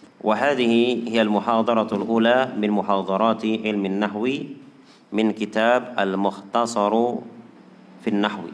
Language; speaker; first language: Arabic; non-native, fluent; Indonesian